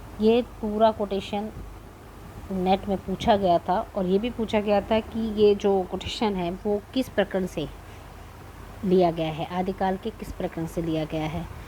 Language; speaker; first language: Hindi; native; Hindi